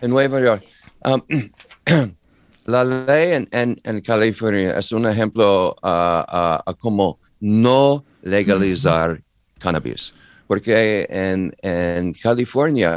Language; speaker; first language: Spanish; non-native, learner; English